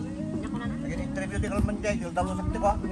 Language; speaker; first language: Filipino; native; Filipino